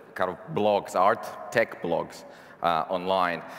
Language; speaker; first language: English; non-native, fluent; Serbian